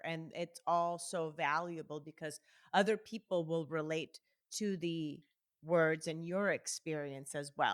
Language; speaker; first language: English; native; English